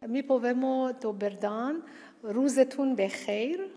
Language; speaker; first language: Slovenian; non-native, learner; Persian